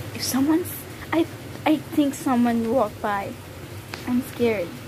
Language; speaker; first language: English; native; English